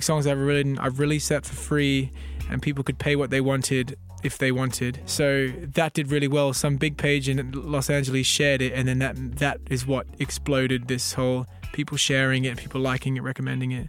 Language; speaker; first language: English; native; English